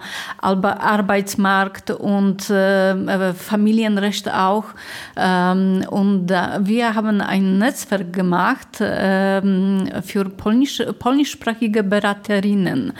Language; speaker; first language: German; non-native, fluent; Polish